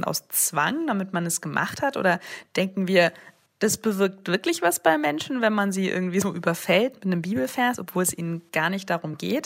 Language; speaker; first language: German; native; German